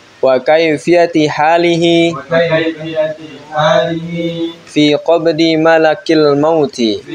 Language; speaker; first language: Arabic; non-native, fluent; Indonesian